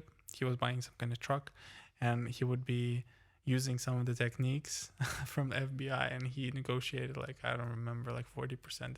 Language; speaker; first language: English; non-native, fluent; Ukrainian